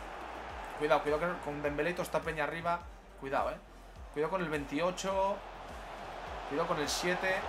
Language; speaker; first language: Spanish; native; Spanish